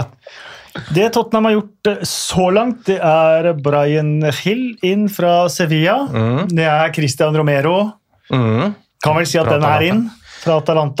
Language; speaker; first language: Norwegian; native; Norwegian